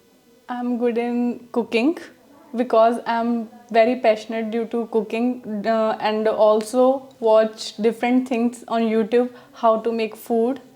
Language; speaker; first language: English; non-native, learner; Punjabi